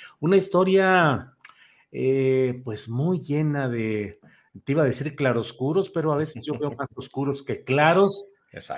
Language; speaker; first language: Spanish; native; Spanish